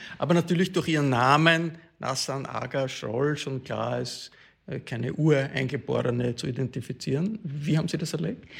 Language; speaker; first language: German; native; German